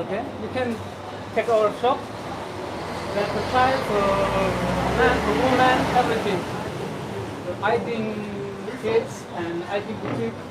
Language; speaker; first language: English; non-native, learner; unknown